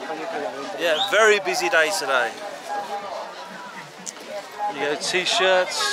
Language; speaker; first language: English; native; English